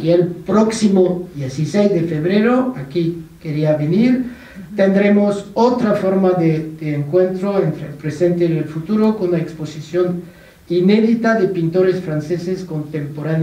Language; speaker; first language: Spanish; non-native, fluent; French